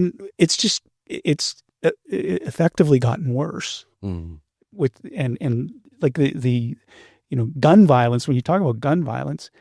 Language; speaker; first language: English; native; English